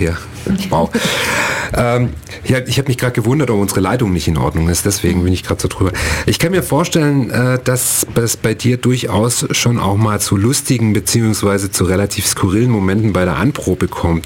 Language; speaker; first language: German; native; German